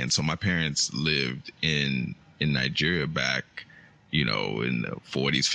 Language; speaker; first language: English; native; English